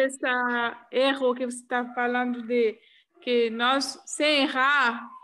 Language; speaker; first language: Portuguese; non-native, fluent; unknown